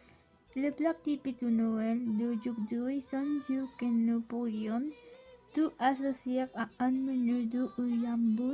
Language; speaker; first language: French; non-native, learner; Spanish